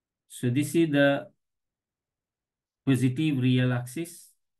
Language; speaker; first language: English; non-native, local second language; Morisyen